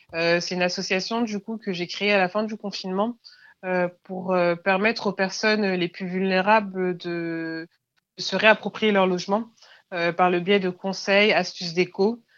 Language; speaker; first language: French; native; French